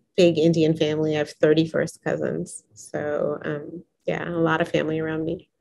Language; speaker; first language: English; native; English